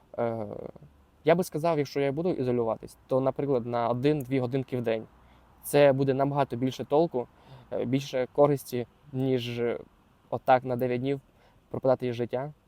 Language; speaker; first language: Ukrainian; non-native, local second language; Russian